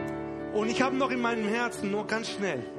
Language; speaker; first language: German; non-native, fluent; Spanish